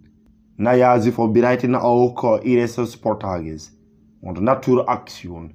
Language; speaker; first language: German; non-native, learner; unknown